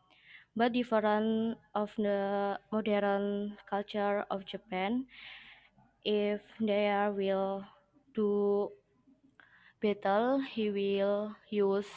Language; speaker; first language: English; non-native, learner; Indonesian